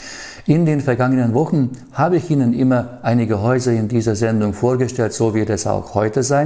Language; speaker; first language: German; native; German